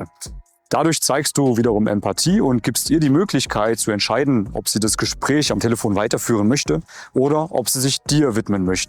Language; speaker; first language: German; native; German